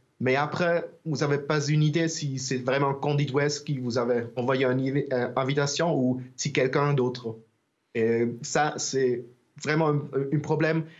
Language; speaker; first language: French; non-native, learner; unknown